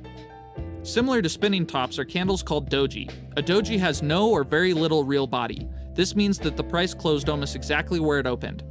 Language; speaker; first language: English; native; English